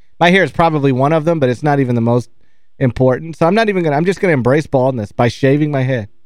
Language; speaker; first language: English; native; English